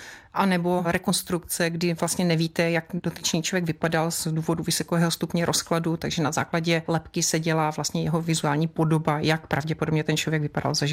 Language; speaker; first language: Czech; native; Czech